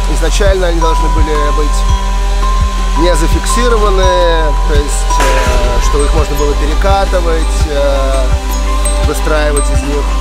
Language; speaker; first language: Russian; native; Russian